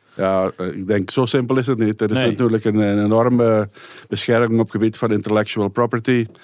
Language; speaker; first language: Dutch; native; Dutch